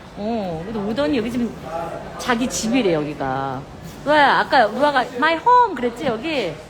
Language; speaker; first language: Korean; native; Korean